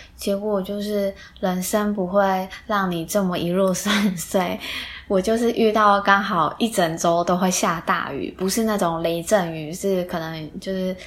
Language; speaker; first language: Chinese; native; Chinese